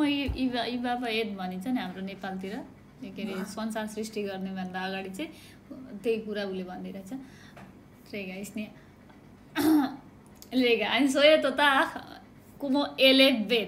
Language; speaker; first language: Hebrew; non-native, learner; Nepali